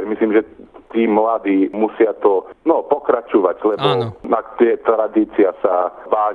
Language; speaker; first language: Slovak; early bilingual, heritage; Slovak